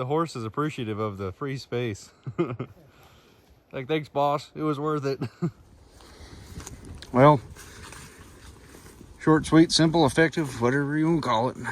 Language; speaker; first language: English; native; English